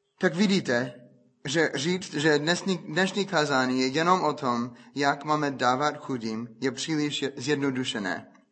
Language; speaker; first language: Czech; non-native, fluent; English